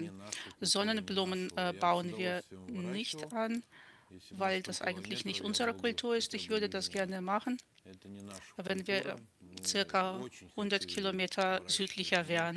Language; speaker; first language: German; non-native, fluent; Russian